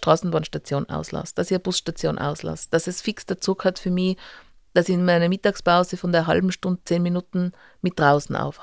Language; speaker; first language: German; native; German